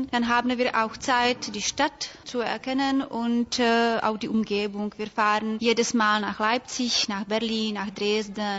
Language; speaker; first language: German; non-native, fluent; Czech